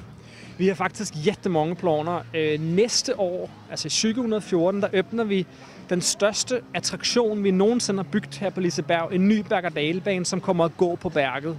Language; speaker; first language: Swedish; native; Swedish